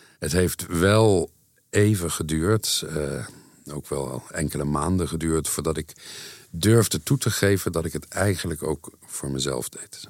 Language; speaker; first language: Dutch; native; Dutch